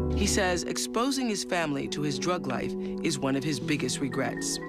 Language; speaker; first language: English; native; English